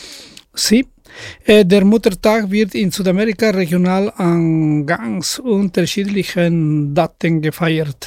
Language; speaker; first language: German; non-native, fluent; Spanish